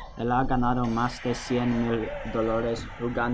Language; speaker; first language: Spanish; non-native, learner; English